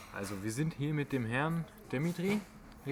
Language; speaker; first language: German; native; German